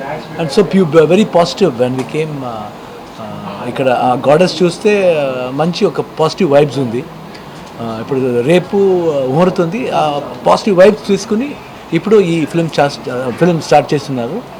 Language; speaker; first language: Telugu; non-native, learner; Kannada